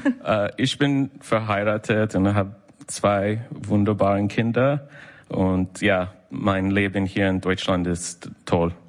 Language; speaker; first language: German; non-native, learner; English